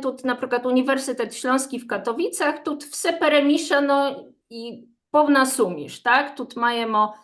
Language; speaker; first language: Ukrainian; non-native, fluent; Polish